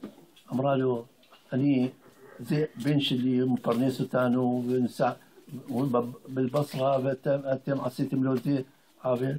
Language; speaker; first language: Hebrew; non-native, fluent; Arabic